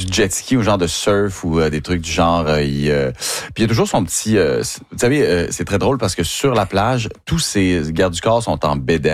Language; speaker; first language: French; native; French